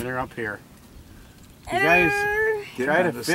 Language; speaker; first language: English; native; English